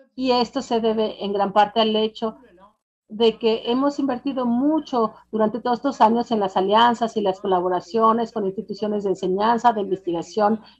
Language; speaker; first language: Spanish; non-native, fluent; French